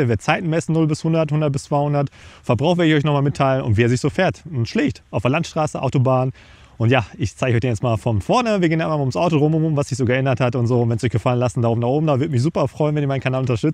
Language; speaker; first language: German; native; German